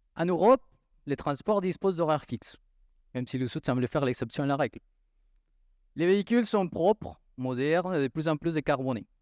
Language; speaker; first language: French; non-native, fluent; Spanish